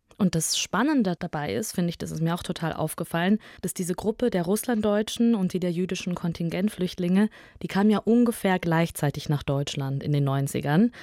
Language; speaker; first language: German; early bilingual, other home language; Russian